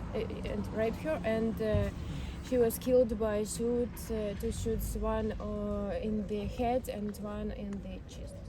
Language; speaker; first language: English; non-native, learner; Ukrainian